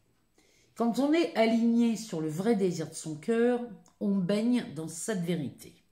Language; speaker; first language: French; native; French